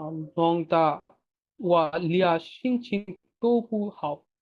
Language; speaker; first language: Chinese; non-native, learner; Bangla